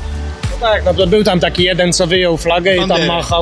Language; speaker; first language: Polish; native; Polish